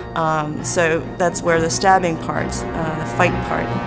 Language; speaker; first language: English; native; English